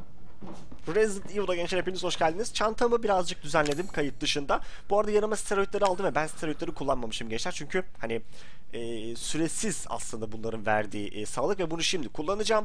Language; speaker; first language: Turkish; native; Turkish